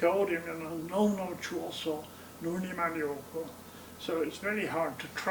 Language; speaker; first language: Korean; non-native, learner; English